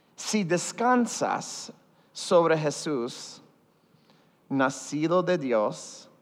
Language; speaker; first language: Spanish; early bilingual, heritage; Spanish